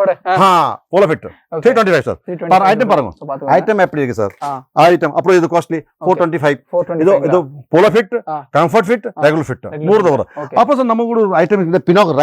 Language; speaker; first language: Tamil; non-native, local second language; Kannada